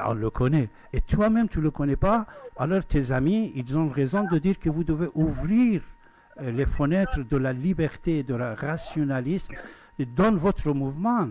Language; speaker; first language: French; non-native, fluent; Persian